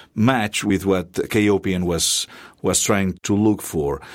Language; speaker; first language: English; non-native, fluent; Spanish